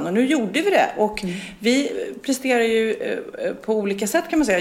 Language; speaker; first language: Swedish; native; Swedish